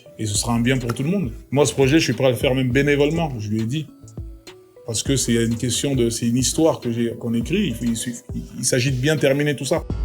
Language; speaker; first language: French; early bilingual, other home language; Lingala